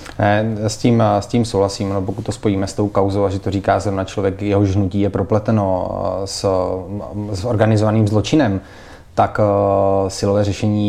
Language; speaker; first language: Czech; native; Czech